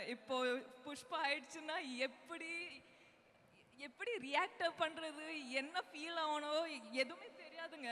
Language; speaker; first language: Tamil; non-native, local second language; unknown